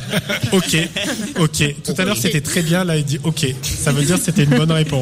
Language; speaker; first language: French; native; French